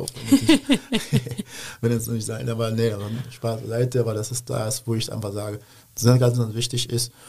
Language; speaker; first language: German; early bilingual, other home language; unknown